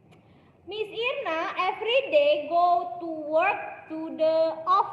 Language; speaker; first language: English; non-native, learner; Indonesian